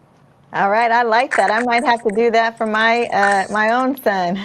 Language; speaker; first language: English; native; English